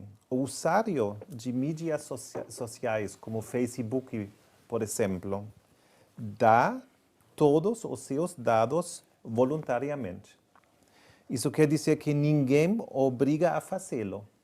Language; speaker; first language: Portuguese; non-native, fluent; German